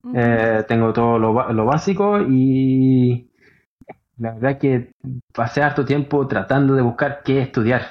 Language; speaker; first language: Spanish; early bilingual, heritage; Norwegian